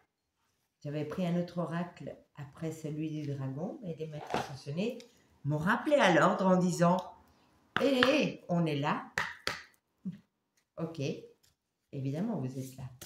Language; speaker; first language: French; native; French